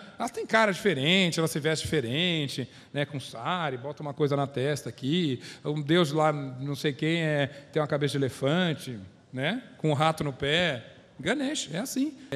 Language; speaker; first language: Portuguese; native; Portuguese